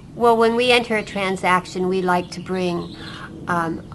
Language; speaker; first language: English; native; English